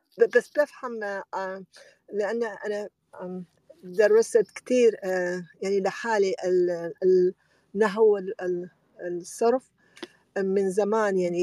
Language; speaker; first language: Arabic; non-native, learner; Persian